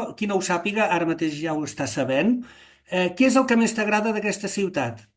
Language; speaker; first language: Catalan; native; Catalan